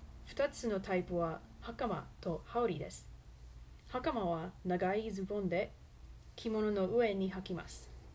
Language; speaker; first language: Japanese; non-native, learner; English